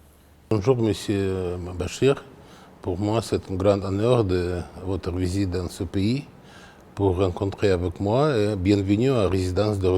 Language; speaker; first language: French; non-native, fluent; Russian